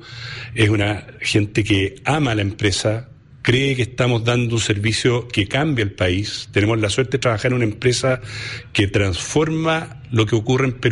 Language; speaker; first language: Spanish; native; Spanish